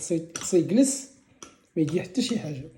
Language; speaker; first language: Arabic; native; Arabic